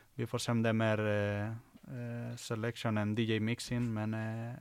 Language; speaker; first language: Swedish; non-native, fluent; Spanish